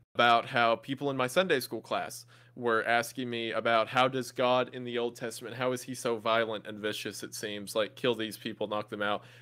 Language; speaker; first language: English; native; English